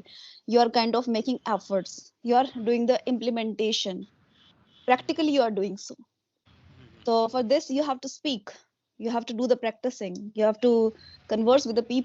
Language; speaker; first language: English; non-native, local second language; Hindi